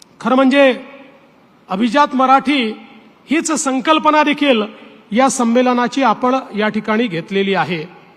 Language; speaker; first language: Marathi; native; Marathi